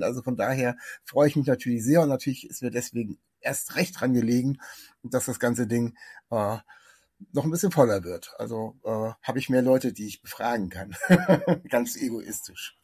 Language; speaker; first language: German; native; German